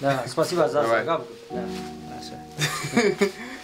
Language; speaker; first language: Russian; non-native, learner; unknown